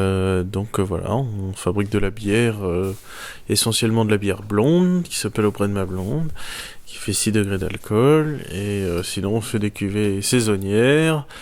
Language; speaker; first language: French; native; French